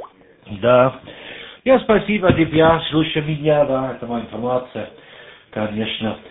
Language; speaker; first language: Russian; non-native, learner; German